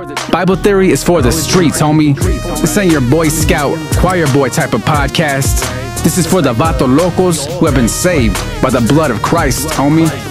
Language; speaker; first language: English; early bilingual, other home language; Spanish